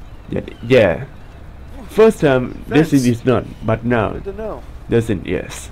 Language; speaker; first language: English; non-native, learner; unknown